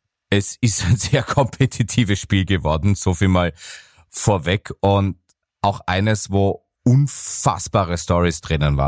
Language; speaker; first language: German; native; German